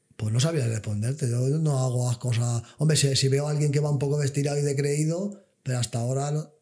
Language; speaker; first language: Spanish; native; Spanish